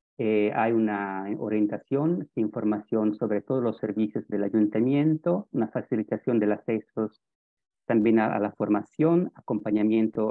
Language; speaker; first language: Spanish; non-native, fluent; Italian